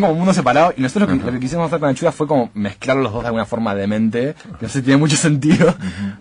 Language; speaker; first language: Spanish; native; Spanish